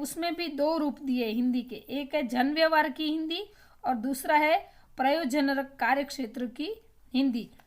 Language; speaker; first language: Hindi; non-native, local second language; Gujarati